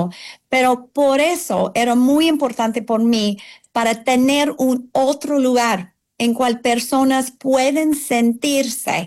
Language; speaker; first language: Spanish; non-native, fluent; English